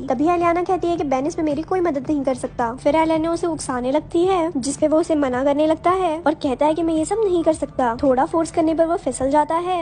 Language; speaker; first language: Hindi; native; Hindi